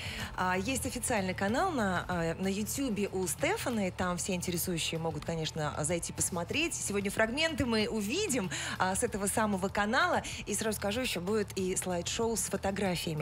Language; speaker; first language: Russian; native; Russian